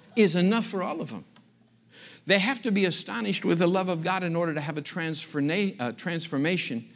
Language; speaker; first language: English; native; English